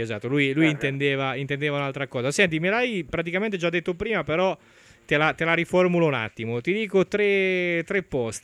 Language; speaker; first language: Italian; native; Italian